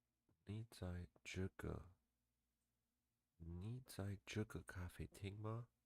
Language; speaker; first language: Chinese; non-native, learner; English